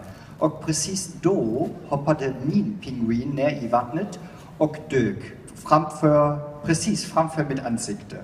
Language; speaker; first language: Swedish; non-native, fluent; German